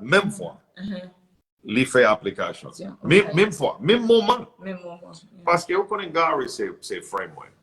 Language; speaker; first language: Haitian Creole; non-native, learner; English